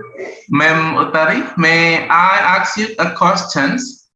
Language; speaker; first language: English; non-native, learner; Indonesian